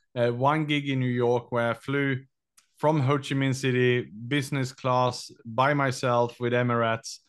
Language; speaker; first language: English; non-native, fluent; Swedish